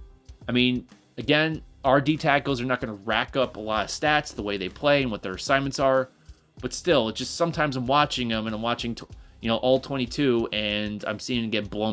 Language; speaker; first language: English; native; English